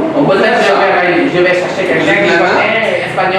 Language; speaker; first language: French; non-native, learner; Vietnamese